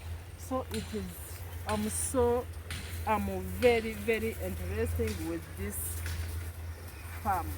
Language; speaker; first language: English; non-native, local second language; Kinyarwanda